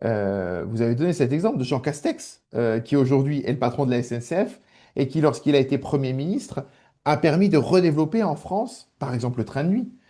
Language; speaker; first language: French; native; French